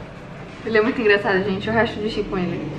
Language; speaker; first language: Portuguese; native; Portuguese